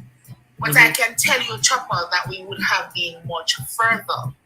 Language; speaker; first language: English; native; English